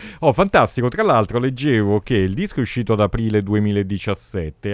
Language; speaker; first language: Italian; native; Italian